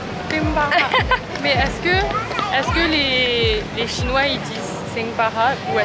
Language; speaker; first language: French; early bilingual, heritage; French